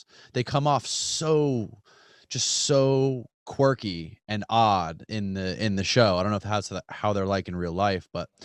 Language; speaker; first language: English; native; English